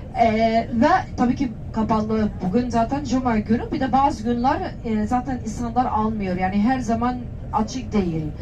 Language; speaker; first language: Turkish; non-native, learner; Arabic